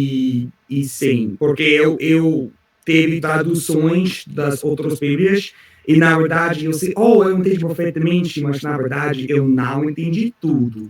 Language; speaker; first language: Portuguese; non-native, learner; English